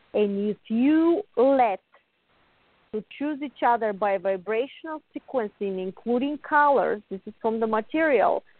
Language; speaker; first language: English; non-native, fluent; Bulgarian